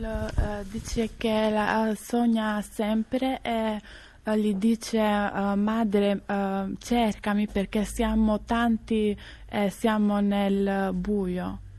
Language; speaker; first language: Italian; non-native, learner; Albanian